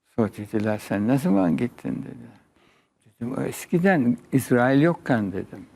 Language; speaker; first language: Turkish; early bilingual, heritage; Arabic